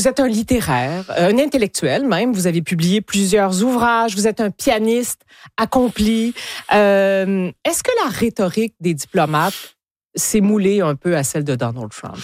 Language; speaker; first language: French; native; French